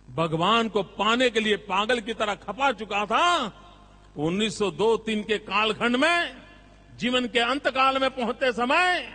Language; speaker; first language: Hindi; non-native, local second language; Gujarati